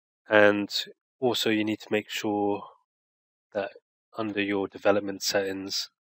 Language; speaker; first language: English; native; English